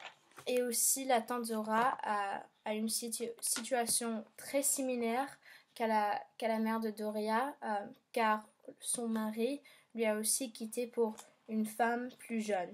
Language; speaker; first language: French; non-native, learner; English